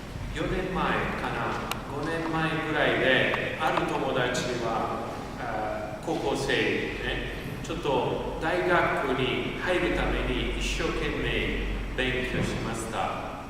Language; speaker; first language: Japanese; non-native, fluent; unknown